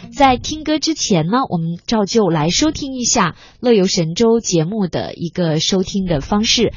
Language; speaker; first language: Chinese; native; Chinese